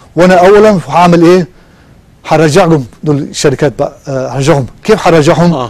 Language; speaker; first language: Arabic; non-native, local second language; Armenian